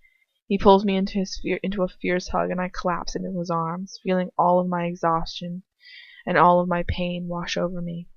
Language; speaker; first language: English; native; English